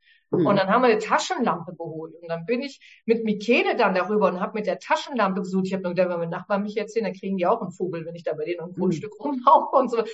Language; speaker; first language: German; native; German